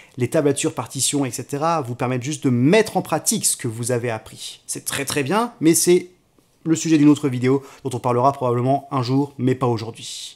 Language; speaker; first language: French; native; French